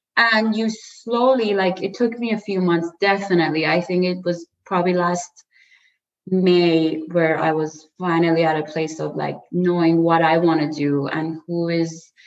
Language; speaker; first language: English; early bilingual, other home language; Persian